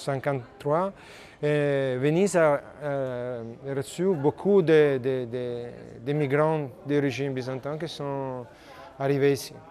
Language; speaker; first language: French; non-native, learner; Italian